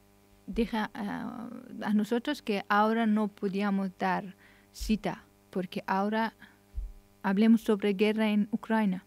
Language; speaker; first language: Spanish; non-native, learner; Persian